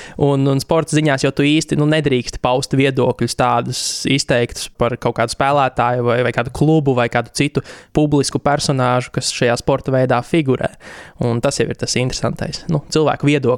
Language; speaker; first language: Latvian; native; Latvian